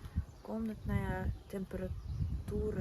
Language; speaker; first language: Russian; non-native, fluent; English